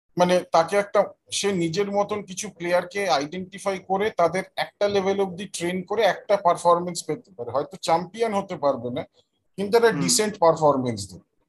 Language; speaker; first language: Bangla; native; Bangla